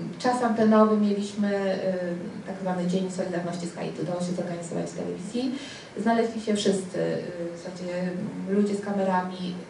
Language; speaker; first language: Polish; early bilingual, heritage; Spanish